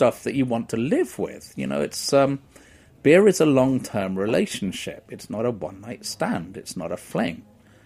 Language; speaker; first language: English; native; English